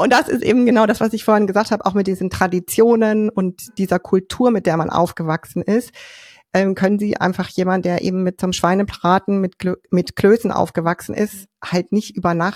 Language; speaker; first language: German; native; German